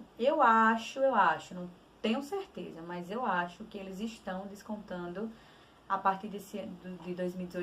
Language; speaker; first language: Portuguese; native; Portuguese